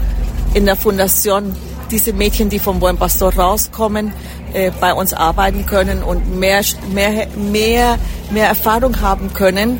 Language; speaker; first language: German; early bilingual, heritage; German